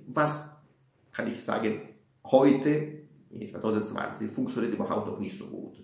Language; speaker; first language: German; non-native, fluent; Italian